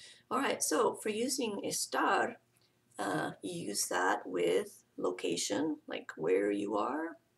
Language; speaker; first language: English; native; English